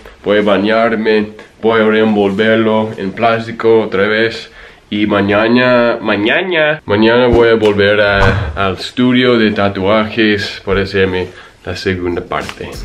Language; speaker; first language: Spanish; non-native, fluent; English